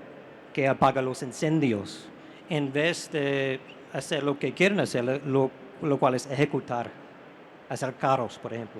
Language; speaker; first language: Spanish; non-native, fluent; English